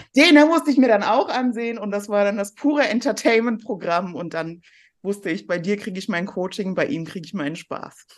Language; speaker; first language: German; early bilingual, other home language; Persian